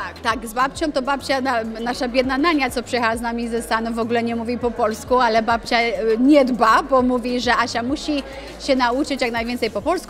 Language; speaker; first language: Polish; early bilingual, other home language; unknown